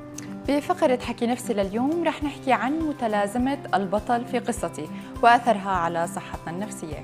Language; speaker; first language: Arabic; native; Arabic